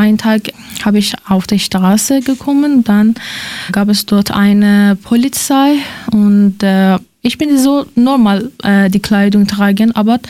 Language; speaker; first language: German; non-native, learner; Persian